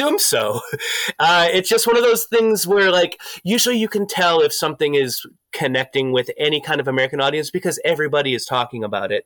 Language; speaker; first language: English; native; English